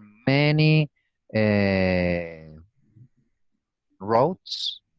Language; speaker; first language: English; non-native, learner; Spanish